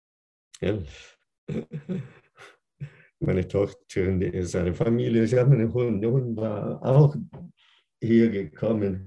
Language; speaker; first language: German; non-native, fluent; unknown